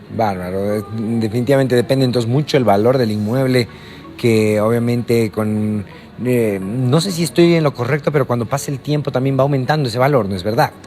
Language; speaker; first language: Spanish; native; Spanish